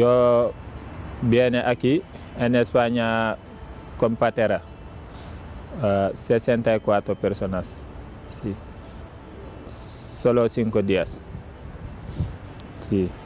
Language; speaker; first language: Spanish; non-native, learner; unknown